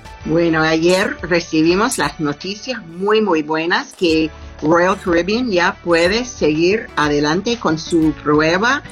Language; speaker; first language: Spanish; non-native, fluent; English